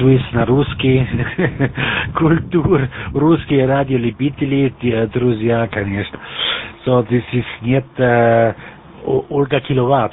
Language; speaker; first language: Russian; non-native, learner; German